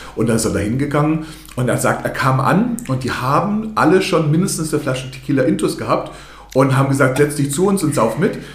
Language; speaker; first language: German; early bilingual, other home language; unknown